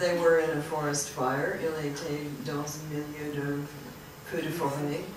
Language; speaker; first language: French; non-native, learner; English